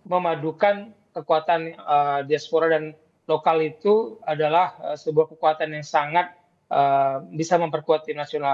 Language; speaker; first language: Indonesian; native; Indonesian